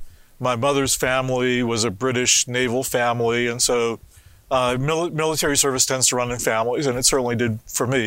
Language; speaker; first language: English; native; English